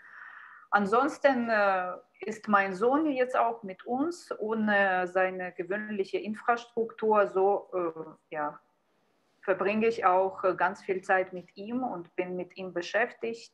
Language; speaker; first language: German; non-native, fluent; Ukrainian